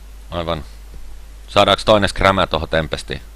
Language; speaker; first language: Finnish; native; Finnish